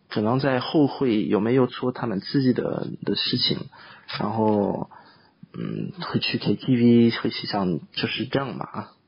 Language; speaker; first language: Chinese; non-native, fluent; French